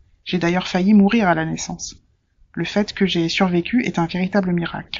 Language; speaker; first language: French; native; French